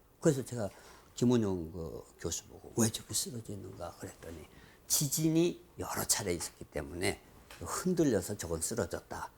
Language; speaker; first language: Korean; native; Korean